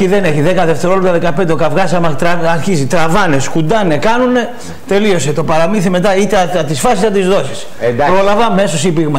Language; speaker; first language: Greek; native; Greek